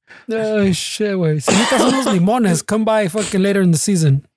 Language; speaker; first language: English; early bilingual, other home language; Spanish